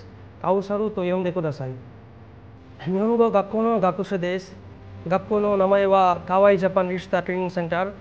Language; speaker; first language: Japanese; non-native, learner; Bangla